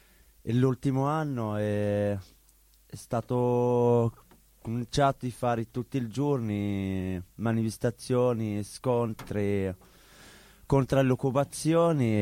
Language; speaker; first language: Italian; non-native, learner; Arabic